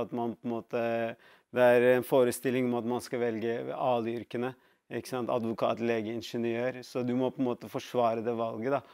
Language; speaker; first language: Norwegian; early bilingual, other home language; Tamil